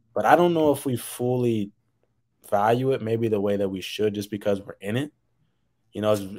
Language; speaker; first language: English; native; English